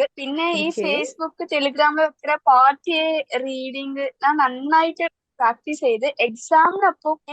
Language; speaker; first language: Malayalam; early bilingual, heritage; Malayalam